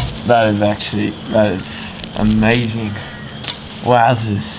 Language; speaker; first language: English; native; English